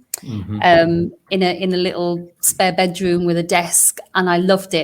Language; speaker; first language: English; native; English